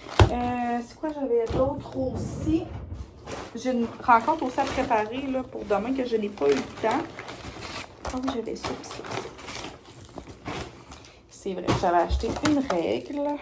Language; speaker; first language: French; native; French